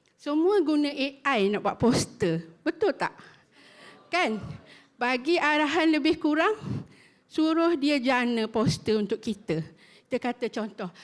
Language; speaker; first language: Malay; native; Malay